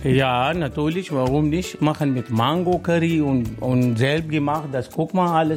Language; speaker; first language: German; non-native, learner; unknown